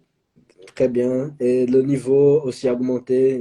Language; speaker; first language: French; non-native, learner; Portuguese